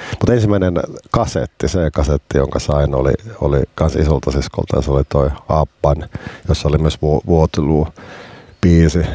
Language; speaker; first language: Finnish; native; Finnish